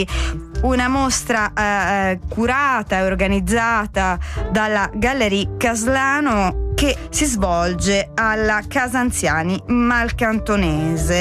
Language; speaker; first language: Italian; native; Italian